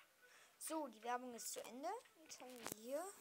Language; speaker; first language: German; native; German